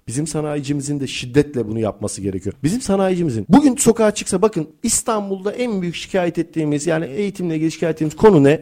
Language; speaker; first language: Turkish; native; Turkish